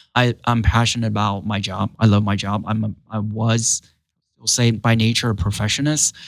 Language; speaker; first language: English; non-native, fluent; Chinese